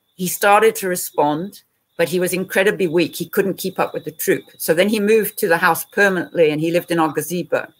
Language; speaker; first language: English; native; English